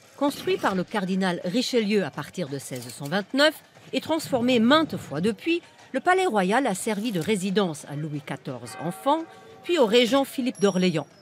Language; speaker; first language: French; non-native, fluent; German